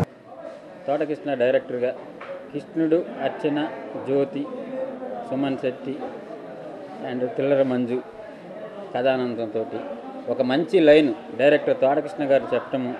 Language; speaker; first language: Telugu; native; Telugu